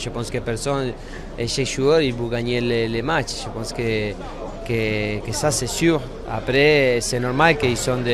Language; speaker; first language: French; non-native, learner; Spanish